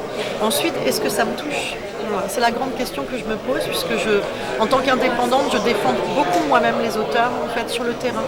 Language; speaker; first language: French; native; French